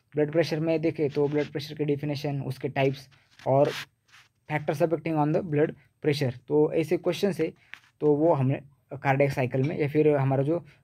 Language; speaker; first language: Hindi; non-native, local second language; Marathi